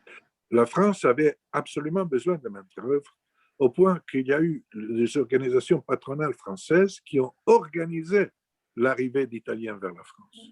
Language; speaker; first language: French; non-native, fluent; Italian